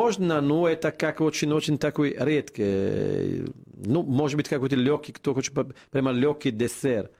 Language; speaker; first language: Russian; non-native, fluent; Italian